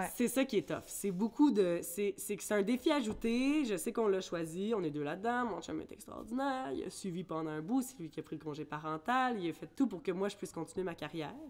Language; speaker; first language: French; early bilingual, other home language; English